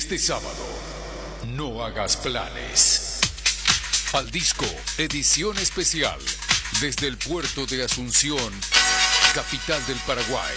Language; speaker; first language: Spanish; native; Spanish